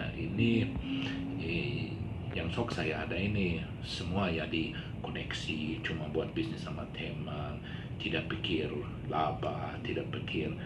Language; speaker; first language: Indonesian; non-native, learner; Swedish